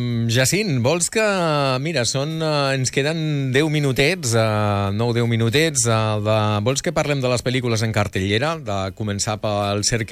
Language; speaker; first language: Catalan; native; Catalan